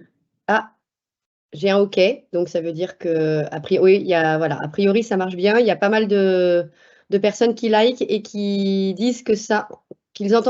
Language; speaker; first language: French; native; French